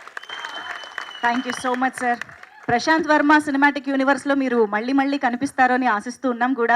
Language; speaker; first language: Telugu; native; Telugu